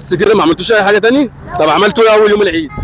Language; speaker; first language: Arabic; native; Arabic